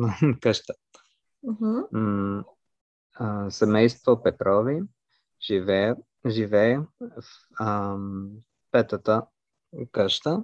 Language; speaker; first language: Bulgarian; non-native, learner; French